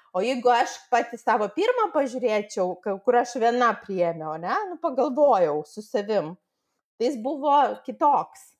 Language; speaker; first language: Lithuanian; non-native, local second language; Russian